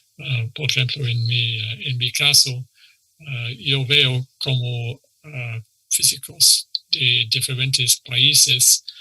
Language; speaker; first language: Spanish; non-native, fluent; English